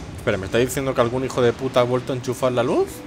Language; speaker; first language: Spanish; native; Spanish